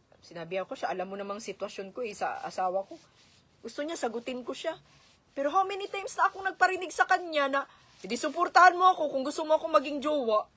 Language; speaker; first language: Filipino; non-native, local second language; Cebuano